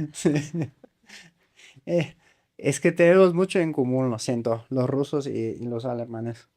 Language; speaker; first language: Spanish; non-native, fluent; German